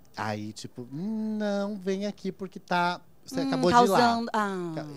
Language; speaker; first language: Portuguese; native; Portuguese